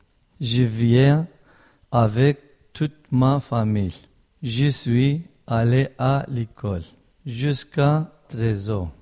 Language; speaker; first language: French; non-native, learner; Kurdish